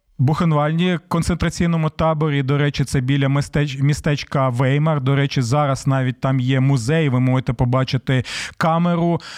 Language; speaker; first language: Ukrainian; native; Ukrainian